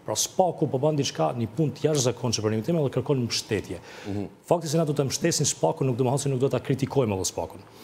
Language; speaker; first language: Albanian; early bilingual, heritage; Albanian